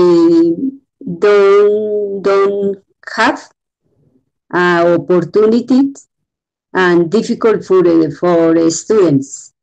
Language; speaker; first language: English; non-native, learner; Spanish